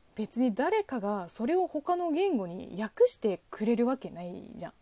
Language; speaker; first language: Japanese; non-native, fluent; Chinese